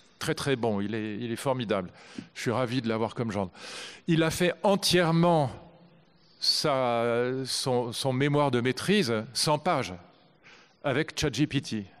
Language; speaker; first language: French; native; French